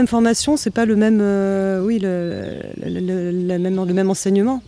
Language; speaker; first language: French; native; French